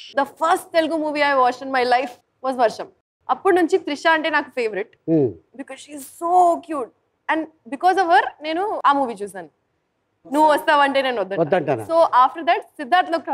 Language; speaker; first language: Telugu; non-native, local second language; Hindi